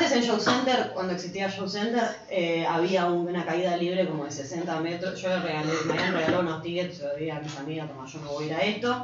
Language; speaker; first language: Spanish; native; Spanish